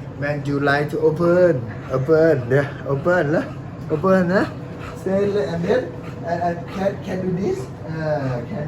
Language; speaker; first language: English; non-native, learner; Thai